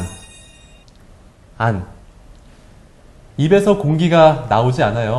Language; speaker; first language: Korean; native; Korean